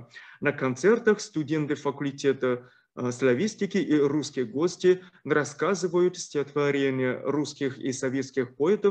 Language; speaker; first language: Russian; non-native, fluent; Chinese